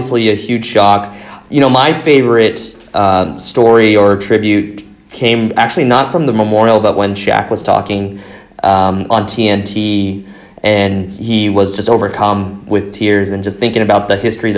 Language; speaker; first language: English; native; English